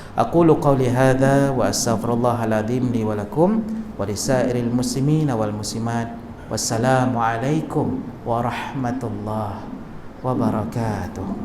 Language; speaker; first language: Malay; native; Malay